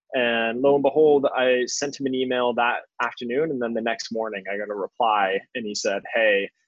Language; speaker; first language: English; native; English